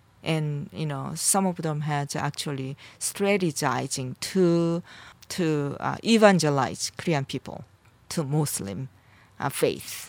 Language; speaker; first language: English; non-native, fluent; Korean